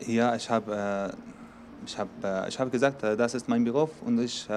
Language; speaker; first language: German; non-native, learner; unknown